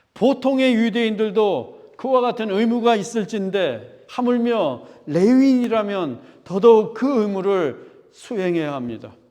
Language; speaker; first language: Korean; native; Korean